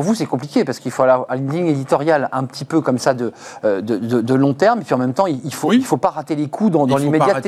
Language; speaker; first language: French; native; French